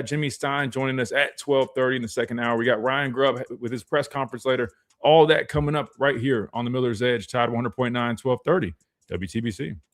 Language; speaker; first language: English; native; English